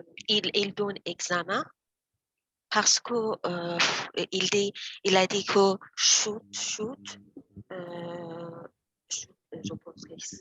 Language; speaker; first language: French; non-native, learner; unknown